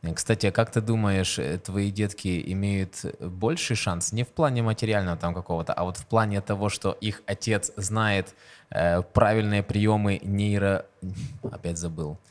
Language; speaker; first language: Russian; non-native, local second language; Hungarian